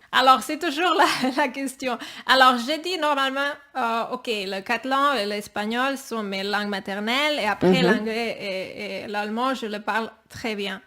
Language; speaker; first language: French; non-native, fluent; Catalan